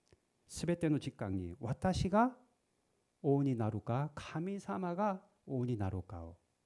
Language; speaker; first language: Japanese; non-native, fluent; Korean